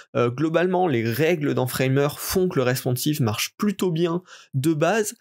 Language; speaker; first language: French; native; French